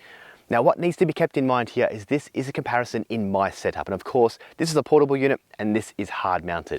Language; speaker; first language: English; native; English